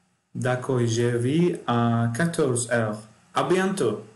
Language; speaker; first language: French; non-native, learner; Turkish